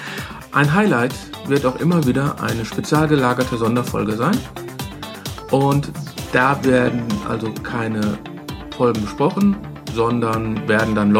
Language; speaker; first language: German; native; German